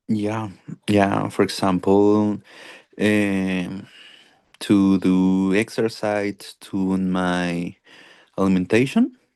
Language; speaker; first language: English; non-native, learner; Spanish